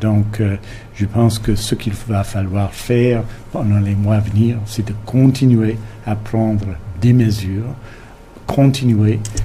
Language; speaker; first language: French; non-native, fluent; English